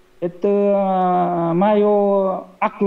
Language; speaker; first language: Russian; non-native, learner; Vietnamese